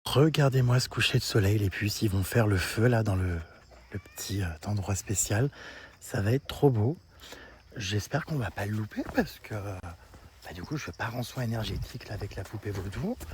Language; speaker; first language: French; native; French